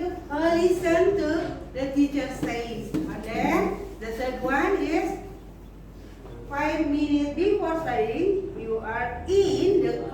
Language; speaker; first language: English; non-native, fluent; Indonesian